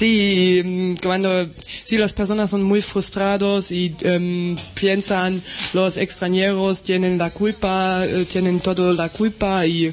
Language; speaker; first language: Spanish; non-native, learner; German